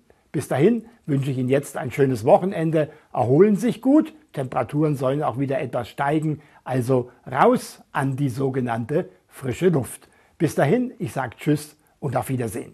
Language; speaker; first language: German; native; German